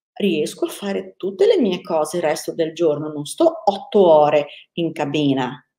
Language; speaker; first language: Italian; non-native, fluent; Portuguese